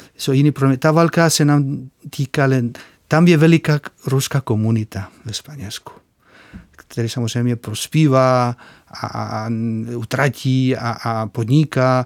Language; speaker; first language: Czech; non-native, fluent; Spanish